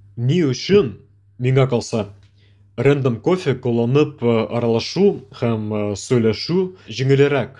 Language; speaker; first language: Tatar; non-native, local second language; Russian